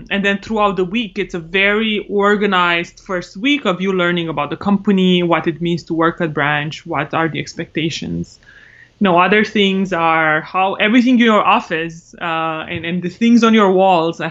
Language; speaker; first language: English; non-native, fluent; Romanian